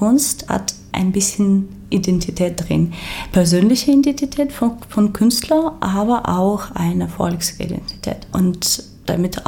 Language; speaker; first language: German; non-native, fluent; Ukrainian